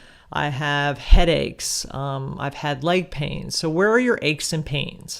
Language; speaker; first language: English; native; English